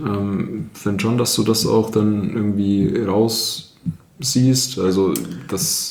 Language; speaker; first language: German; native; German